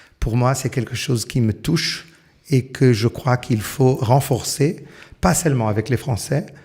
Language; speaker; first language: French; non-native, fluent; Portuguese